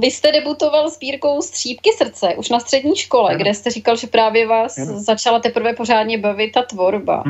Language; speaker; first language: Czech; native; Czech